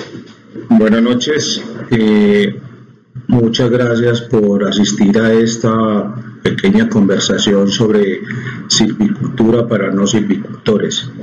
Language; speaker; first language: Spanish; native; Spanish